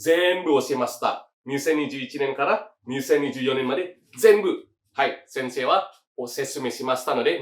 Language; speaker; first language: Japanese; non-native, fluent; Indonesian